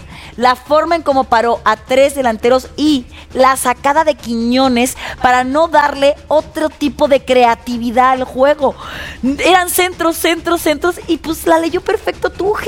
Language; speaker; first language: Spanish; native; Spanish